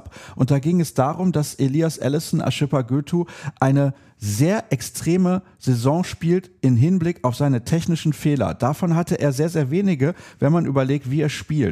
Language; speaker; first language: German; native; German